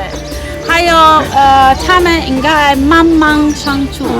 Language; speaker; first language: Chinese; non-native, learner; Persian